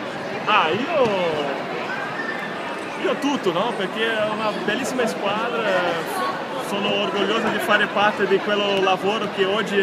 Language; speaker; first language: Italian; non-native, learner; Portuguese